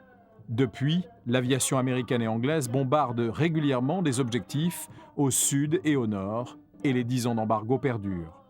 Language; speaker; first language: French; native; French